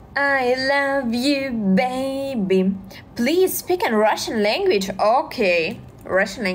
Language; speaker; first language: English; non-native, learner; Russian